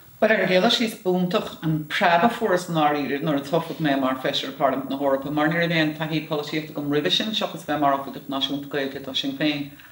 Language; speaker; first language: Irish; native; Irish